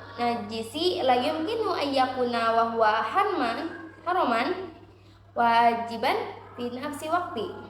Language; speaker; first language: Arabic; non-native, learner; Indonesian